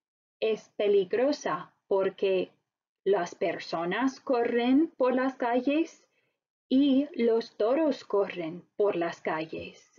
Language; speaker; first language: Spanish; non-native, fluent; English